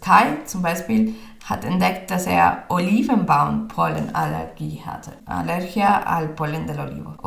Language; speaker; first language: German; non-native, fluent; Spanish